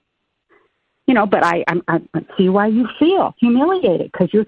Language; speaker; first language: English; native; English